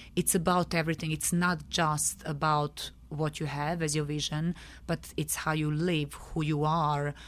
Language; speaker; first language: English; non-native, fluent; Serbian